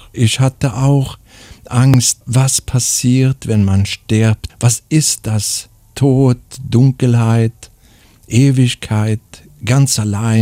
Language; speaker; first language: German; non-native, fluent; Swedish